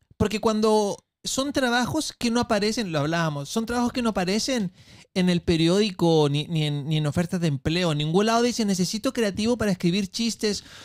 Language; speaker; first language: Spanish; native; Spanish